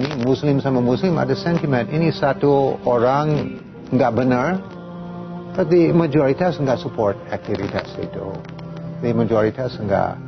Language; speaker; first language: Indonesian; non-native, fluent; English